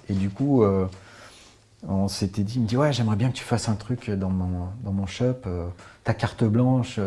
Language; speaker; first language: French; native; French